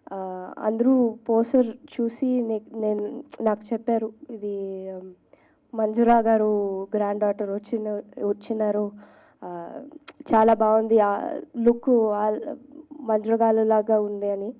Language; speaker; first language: Telugu; non-native, local second language; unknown